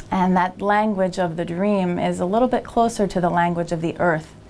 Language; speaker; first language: English; native; English